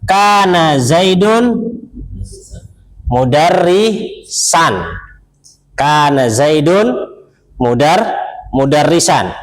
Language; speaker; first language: Arabic; non-native, fluent; Indonesian